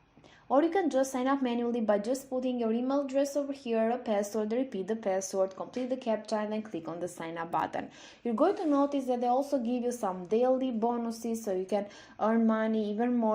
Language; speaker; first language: English; non-native, fluent; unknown